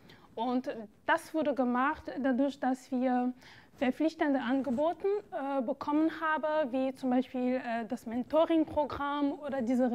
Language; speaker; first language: German; non-native, fluent; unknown